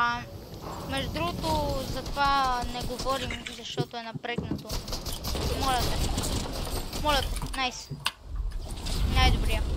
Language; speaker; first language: Bulgarian; native; Bulgarian